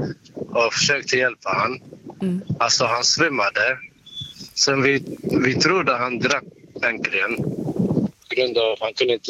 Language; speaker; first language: Swedish; non-native, local second language; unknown